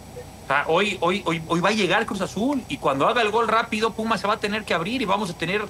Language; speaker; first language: Spanish; native; Spanish